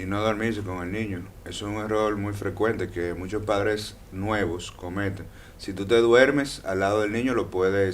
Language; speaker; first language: Spanish; native; Spanish